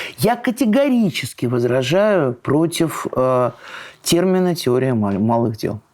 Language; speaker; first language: Russian; native; Russian